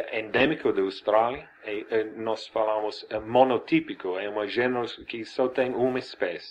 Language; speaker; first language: Portuguese; non-native, fluent; English